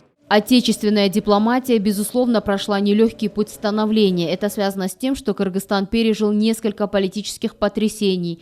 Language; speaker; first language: Russian; native; Russian